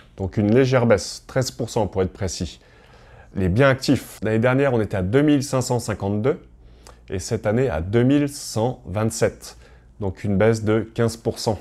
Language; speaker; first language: French; native; French